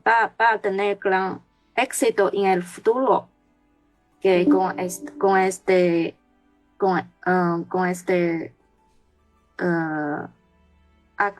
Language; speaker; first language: Spanish; non-native, learner; Chinese